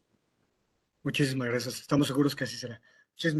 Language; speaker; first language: Spanish; native; Spanish